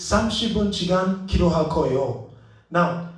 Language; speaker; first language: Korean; non-native, learner; English